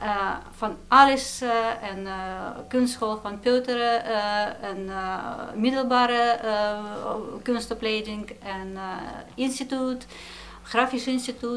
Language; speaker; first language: Dutch; non-native, fluent; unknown